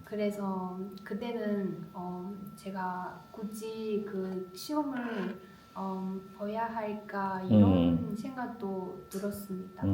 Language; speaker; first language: Korean; non-native, learner; Chinese